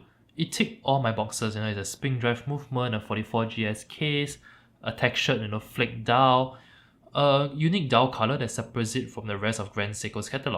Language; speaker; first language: English; native; English